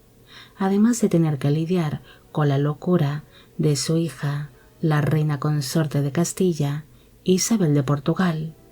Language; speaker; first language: Spanish; native; Spanish